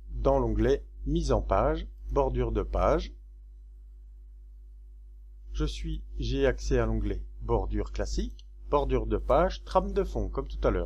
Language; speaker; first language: French; native; French